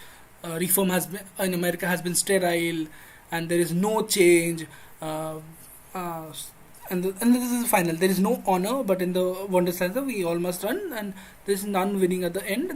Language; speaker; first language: English; non-native, local second language; Hindi